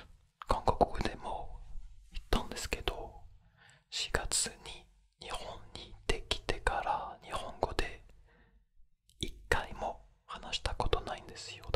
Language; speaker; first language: Japanese; non-native, fluent; French